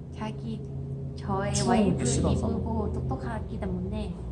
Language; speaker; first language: Korean; non-native, learner; Thai